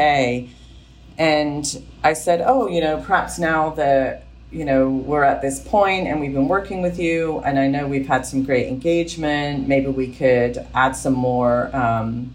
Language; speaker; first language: English; native; English